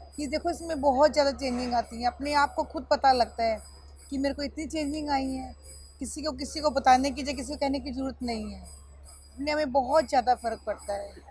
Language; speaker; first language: Hindi; native; Hindi